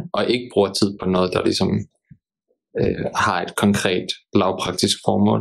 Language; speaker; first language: Danish; early bilingual, other home language; Bosnian